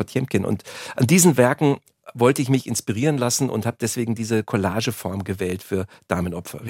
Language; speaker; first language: German; native; German